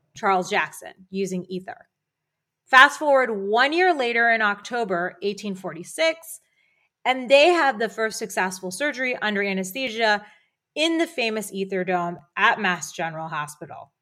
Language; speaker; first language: English; native; English